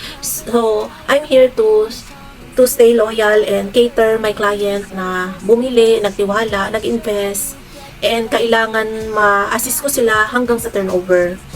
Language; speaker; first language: Filipino; native; Filipino